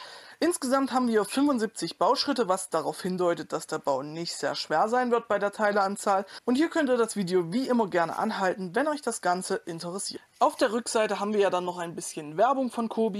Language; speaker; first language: German; native; German